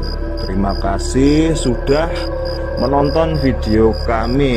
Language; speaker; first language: Indonesian; native; Indonesian